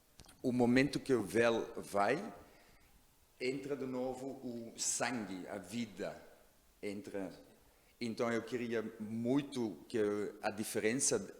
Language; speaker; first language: Portuguese; non-native, learner; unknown